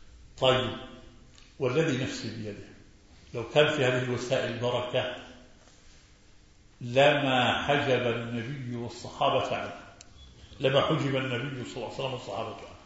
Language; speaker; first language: Arabic; native; Arabic